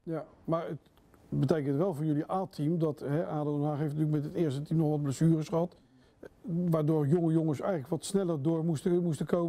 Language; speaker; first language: Dutch; native; Dutch